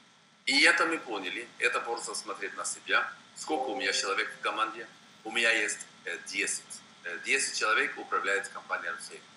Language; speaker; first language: Russian; non-native, fluent; Swedish